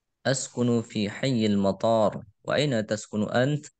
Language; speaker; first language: Arabic; non-native, learner; Indonesian